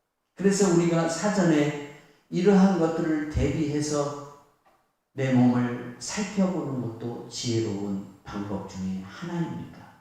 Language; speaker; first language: Korean; native; Korean